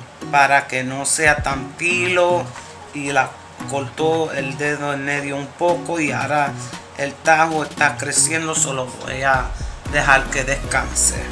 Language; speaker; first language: Spanish; early bilingual, heritage; Spanish